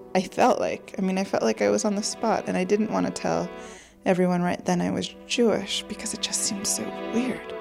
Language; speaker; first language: English; native; English